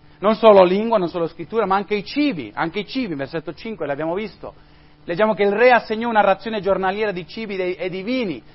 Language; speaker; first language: Italian; non-native, fluent; Spanish